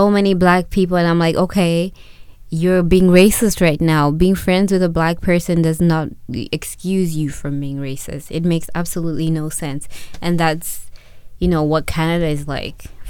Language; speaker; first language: English; non-native, local second language; Shona